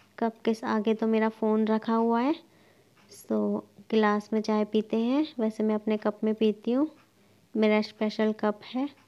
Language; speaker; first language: Hindi; native; Hindi